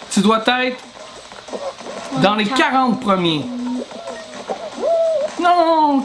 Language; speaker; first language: French; native; French